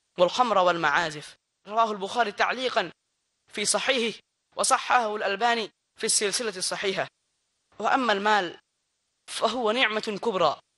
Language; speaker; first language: Arabic; non-native, fluent; Bangla